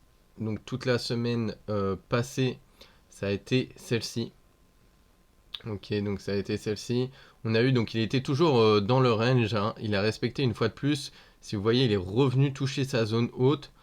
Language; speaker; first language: French; native; French